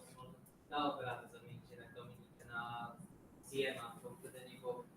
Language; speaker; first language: Polish; native; Polish